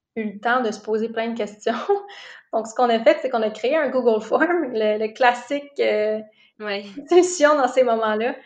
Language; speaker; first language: French; native; French